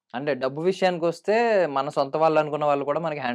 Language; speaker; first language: Telugu; native; Telugu